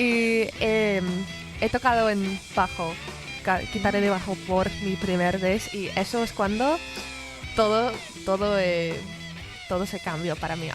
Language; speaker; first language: Spanish; non-native, learner; English